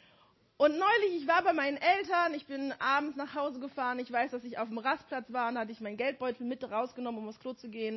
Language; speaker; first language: German; native; German